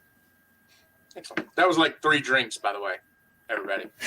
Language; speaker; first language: English; native; English